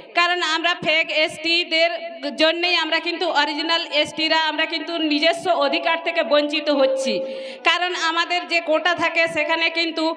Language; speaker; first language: Bangla; non-native, local second language; Santali